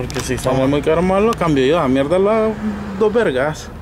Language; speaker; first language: Spanish; native; Spanish